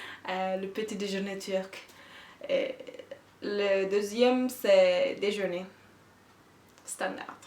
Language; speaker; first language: French; non-native, learner; Turkish